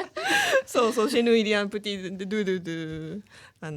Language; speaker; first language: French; non-native, fluent; Japanese